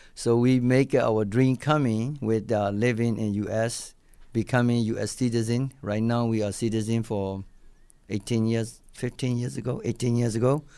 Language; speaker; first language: English; non-native, learner; Burmese